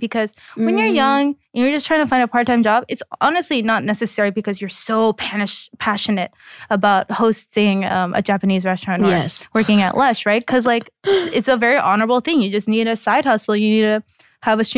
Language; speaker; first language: English; native; English